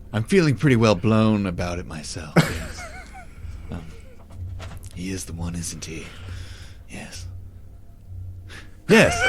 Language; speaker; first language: English; native; English